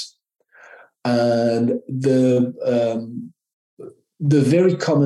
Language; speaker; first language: English; non-native, fluent; French